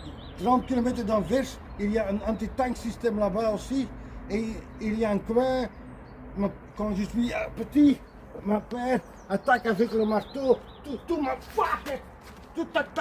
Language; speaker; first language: French; non-native, learner; Dutch